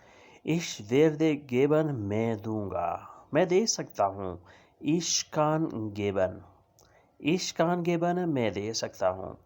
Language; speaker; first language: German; non-native, fluent; Urdu